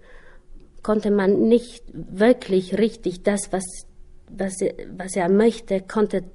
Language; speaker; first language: German; non-native, learner; Albanian